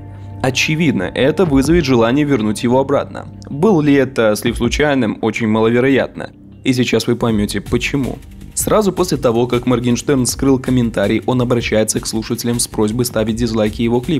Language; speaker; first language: Russian; native; Russian